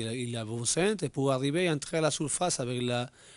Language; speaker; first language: French; non-native, learner; Spanish